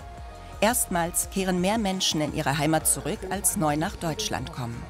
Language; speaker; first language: German; native; German